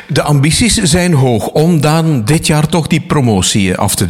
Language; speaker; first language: Dutch; native; Dutch